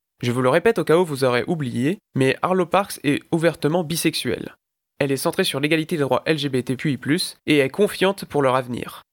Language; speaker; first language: French; native; French